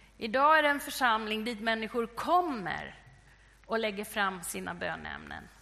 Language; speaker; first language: Swedish; native; Swedish